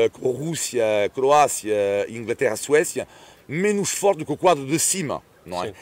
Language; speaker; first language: Portuguese; non-native, fluent; French